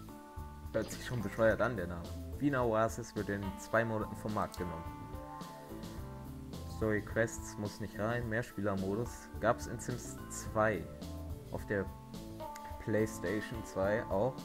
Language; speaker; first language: German; native; German